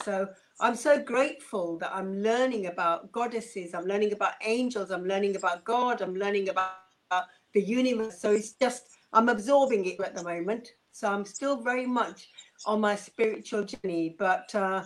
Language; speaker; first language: English; non-native, local second language; Punjabi